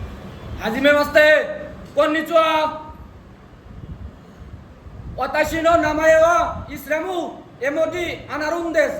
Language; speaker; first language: Japanese; non-native, learner; Bangla